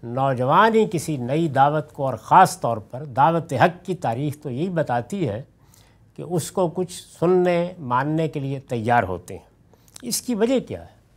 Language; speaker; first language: Urdu; non-native, local second language; Punjabi